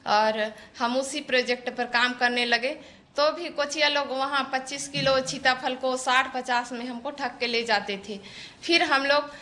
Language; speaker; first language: Hindi; native; Hindi